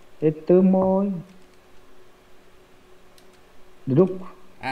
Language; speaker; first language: Russian; non-native, learner; Vietnamese